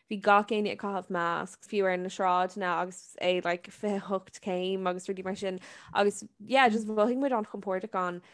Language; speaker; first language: Irish; non-native, local second language; English